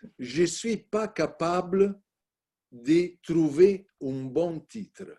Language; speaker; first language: French; non-native, learner; Italian